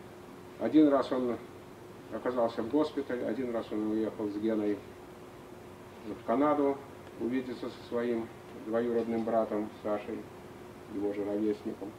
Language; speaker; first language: Russian; native; Russian